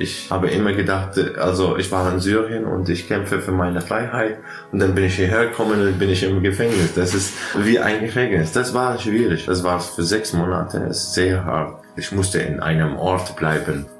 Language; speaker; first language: German; non-native, fluent; Arabic